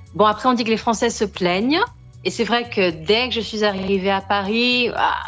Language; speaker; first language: French; native; French